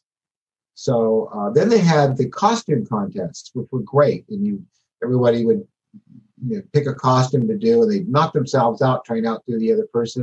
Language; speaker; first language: English; native; English